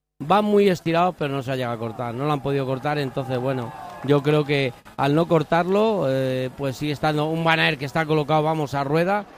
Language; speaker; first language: Spanish; native; Spanish